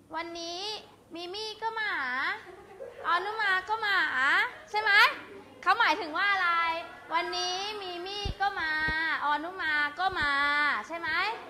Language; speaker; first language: Thai; native; Thai